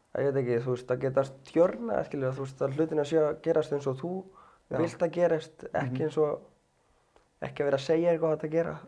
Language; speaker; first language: Icelandic; non-native, fluent; Spanish